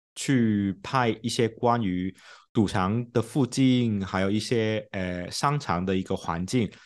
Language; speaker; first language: Chinese; non-native, local second language; Cantonese